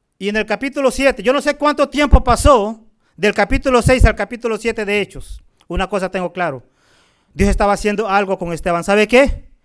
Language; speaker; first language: Spanish; native; Spanish